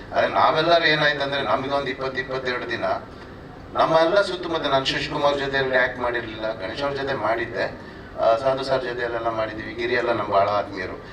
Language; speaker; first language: Kannada; native; Kannada